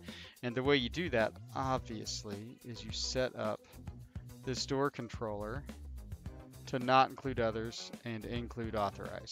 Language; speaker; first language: English; native; English